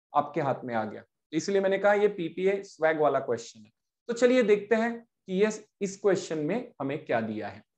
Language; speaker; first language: Hindi; non-native, local second language; Marathi